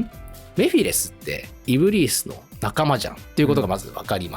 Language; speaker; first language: Japanese; native; Japanese